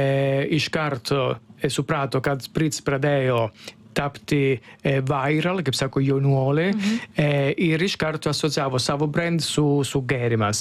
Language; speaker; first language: Lithuanian; non-native, learner; Italian